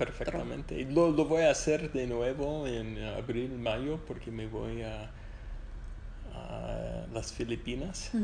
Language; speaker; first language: Spanish; non-native, fluent; English